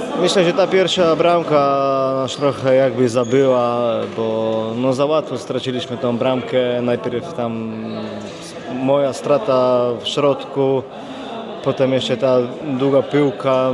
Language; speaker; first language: Polish; non-native, fluent; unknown